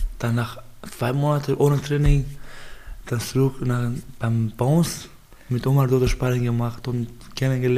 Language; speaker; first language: German; non-native, learner; Baluchi